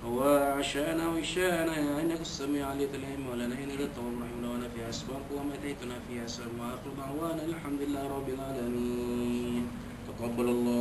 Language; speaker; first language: Arabic; non-native, learner; Malay